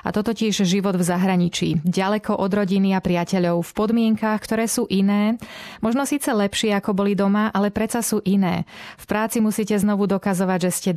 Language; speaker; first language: Slovak; native; Slovak